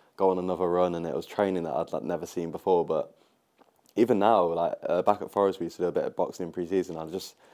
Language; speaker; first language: English; native; English